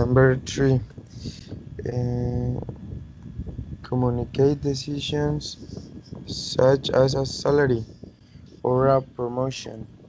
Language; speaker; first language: English; non-native, learner; Spanish